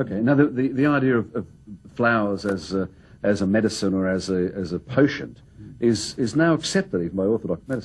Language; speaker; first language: English; native; English